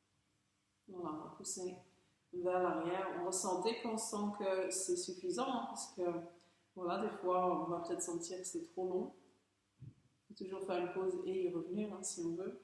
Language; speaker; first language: French; native; French